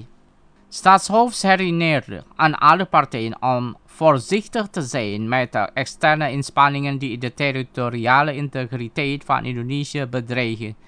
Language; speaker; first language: Dutch; non-native, fluent; Indonesian